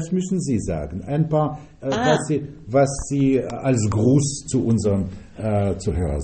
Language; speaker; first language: German; non-native, fluent; Russian